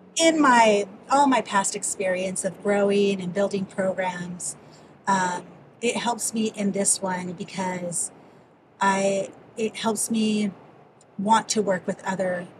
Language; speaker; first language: English; early bilingual, other home language; Spanish